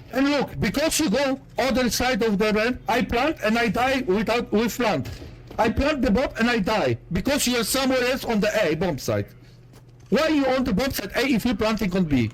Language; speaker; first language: English; non-native, learner; Polish